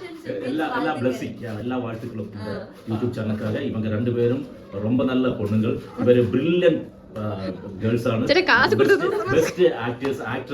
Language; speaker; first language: Tamil; non-native, learner; Malayalam